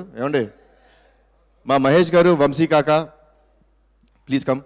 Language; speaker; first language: Telugu; native; Telugu